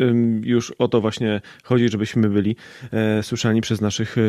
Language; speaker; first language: Polish; native; Polish